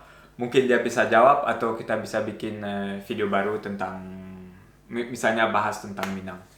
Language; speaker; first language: Indonesian; early bilingual, heritage; Indonesian